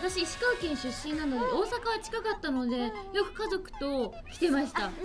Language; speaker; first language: Japanese; native; Japanese